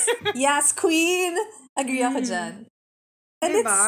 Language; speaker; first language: Filipino; native; Filipino